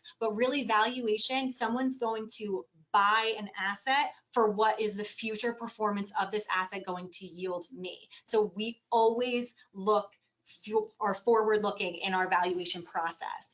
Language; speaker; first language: English; native; English